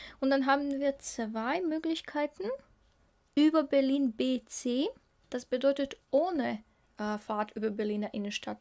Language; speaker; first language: German; non-native, learner; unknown